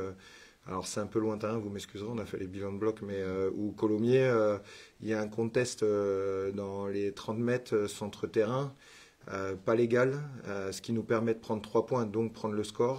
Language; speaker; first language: French; native; French